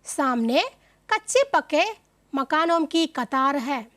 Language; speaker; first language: Hindi; non-native, local second language; Malayalam